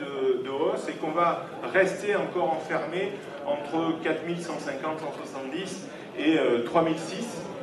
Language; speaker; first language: French; native; French